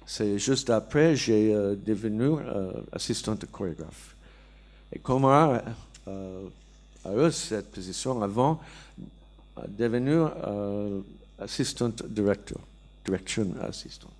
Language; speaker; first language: French; non-native, learner; English